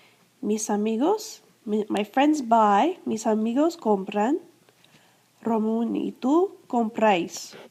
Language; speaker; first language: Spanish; non-native, fluent; English